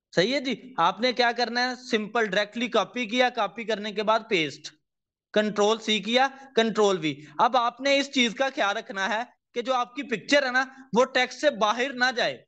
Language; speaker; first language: Urdu; native; Urdu